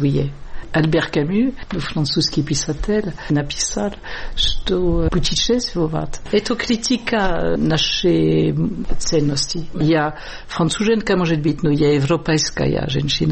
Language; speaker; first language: Russian; non-native, fluent; French